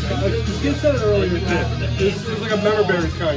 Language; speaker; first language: English; native; English